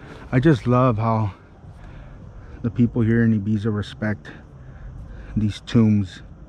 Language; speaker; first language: English; native; English